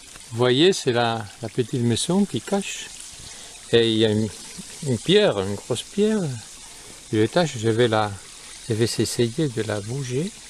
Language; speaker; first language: French; non-native, fluent; Spanish